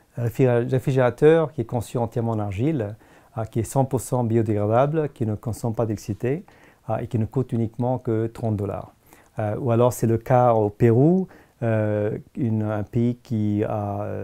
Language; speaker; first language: French; non-native, fluent; Tamil